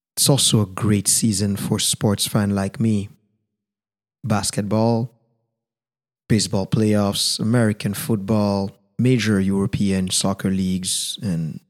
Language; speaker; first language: English; non-native, fluent; Haitian Creole